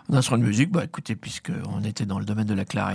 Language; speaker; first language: French; native; French